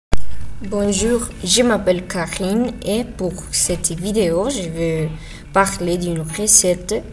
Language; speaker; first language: French; non-native, learner; Spanish